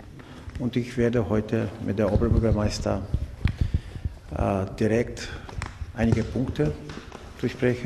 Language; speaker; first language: German; non-native, fluent; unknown